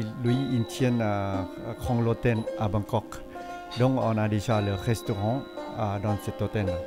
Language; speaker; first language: French; non-native, fluent; Thai